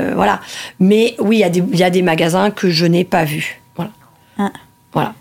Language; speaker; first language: French; early bilingual, other home language; Italian